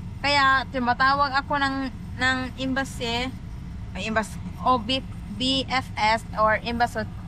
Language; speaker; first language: Filipino; non-native, local second language; Cebuano